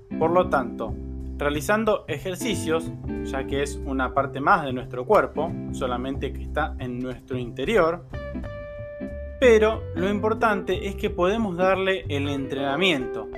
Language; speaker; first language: Spanish; native; Spanish